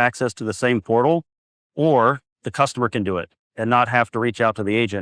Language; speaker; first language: English; native; English